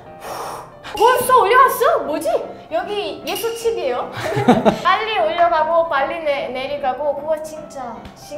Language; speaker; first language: Korean; non-native, learner; Italian